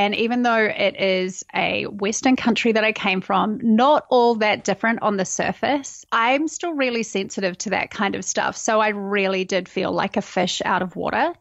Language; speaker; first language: English; native; English